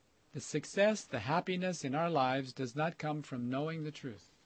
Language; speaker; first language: English; native; English